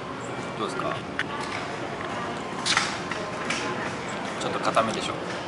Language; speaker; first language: Japanese; native; Japanese